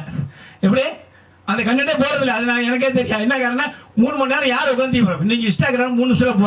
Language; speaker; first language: Tamil; native; Tamil